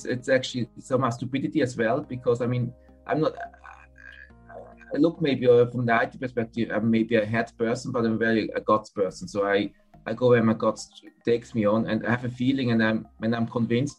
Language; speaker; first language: English; non-native, fluent; German